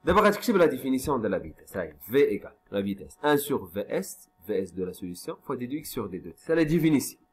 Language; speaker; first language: French; non-native, local second language; Arabic